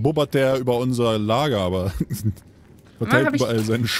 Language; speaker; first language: German; native; German